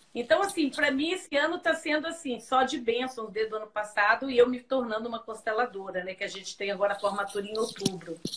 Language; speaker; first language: Portuguese; native; Portuguese